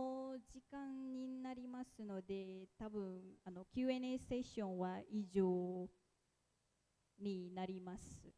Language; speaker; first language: Japanese; non-native, fluent; Indonesian